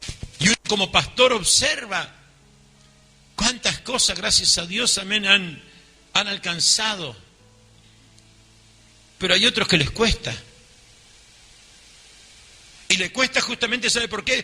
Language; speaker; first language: Spanish; native; Spanish